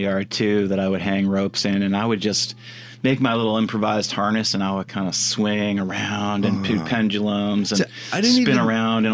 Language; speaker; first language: English; native; English